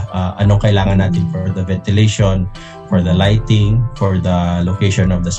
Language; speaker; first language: English; non-native, local second language; Hiligaynon